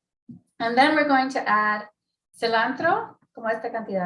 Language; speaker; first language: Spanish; early bilingual, heritage; Spanish